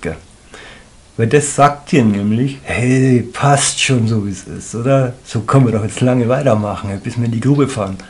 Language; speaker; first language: German; native; German